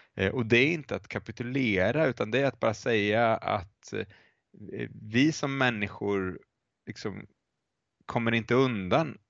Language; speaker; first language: Swedish; native; Swedish